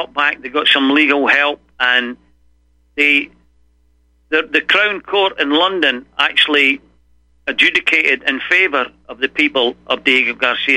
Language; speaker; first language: English; native; English